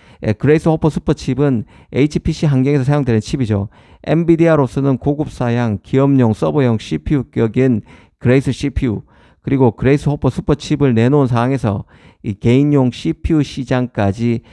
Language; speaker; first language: Korean; native; Korean